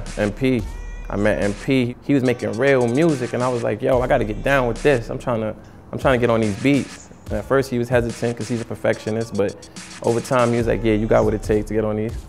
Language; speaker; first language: English; native; English